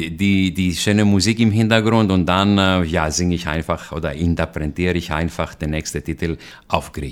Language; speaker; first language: German; non-native, fluent; Greek